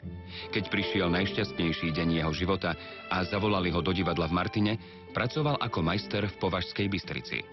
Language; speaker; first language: Slovak; native; Slovak